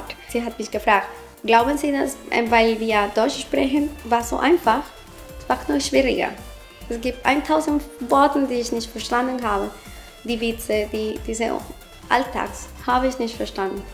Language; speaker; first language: German; non-native, fluent; Spanish